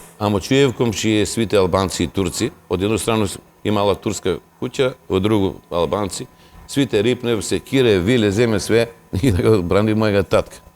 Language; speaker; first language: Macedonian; native; Macedonian